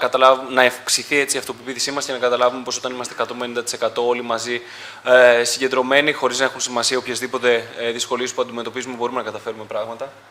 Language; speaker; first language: Greek; native; Greek